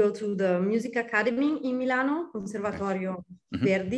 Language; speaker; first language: English; non-native, fluent; Italian